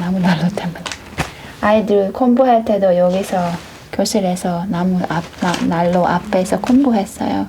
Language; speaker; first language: Korean; non-native, learner; Hungarian